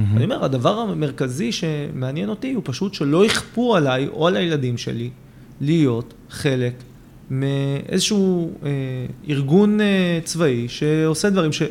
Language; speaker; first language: Hebrew; native; Hebrew